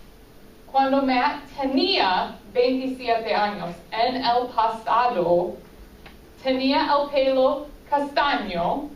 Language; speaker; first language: Spanish; non-native, fluent; English